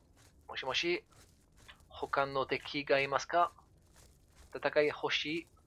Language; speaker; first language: Japanese; non-native, learner; French